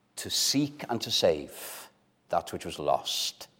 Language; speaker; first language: English; non-native, local second language; Welsh